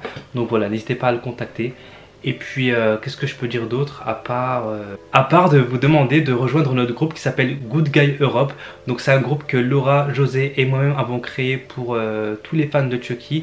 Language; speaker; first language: French; native; French